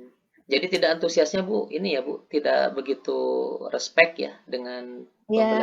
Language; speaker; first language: Indonesian; native; Indonesian